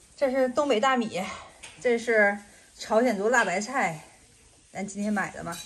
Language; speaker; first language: Chinese; native; Chinese